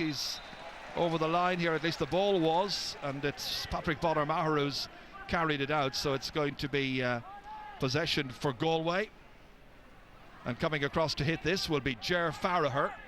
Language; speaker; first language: English; native; English